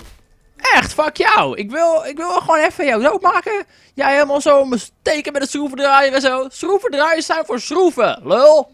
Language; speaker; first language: Dutch; native; Dutch